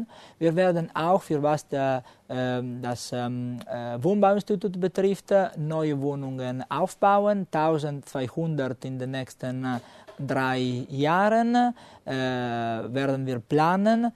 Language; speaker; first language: German; non-native, local second language; Italian